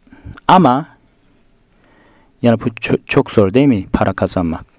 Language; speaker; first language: Turkish; non-native, fluent; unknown